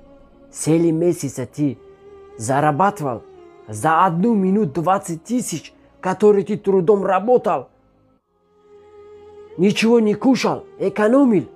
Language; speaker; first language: Russian; non-native, learner; Tajik